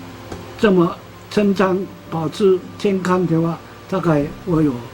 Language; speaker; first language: Chinese; non-native, local second language; Amis